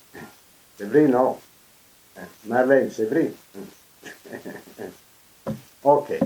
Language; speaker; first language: French; non-native, fluent; Italian